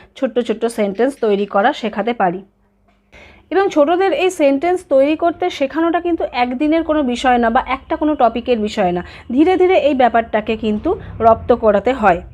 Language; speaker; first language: Bangla; native; Bangla